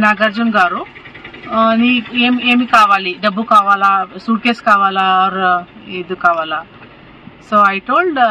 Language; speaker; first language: Telugu; non-native, learner; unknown